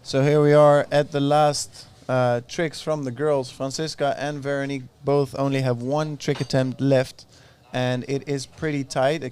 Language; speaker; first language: English; non-native, fluent; Dutch